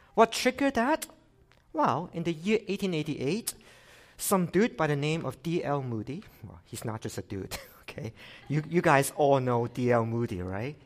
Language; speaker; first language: English; non-native, local second language; Cantonese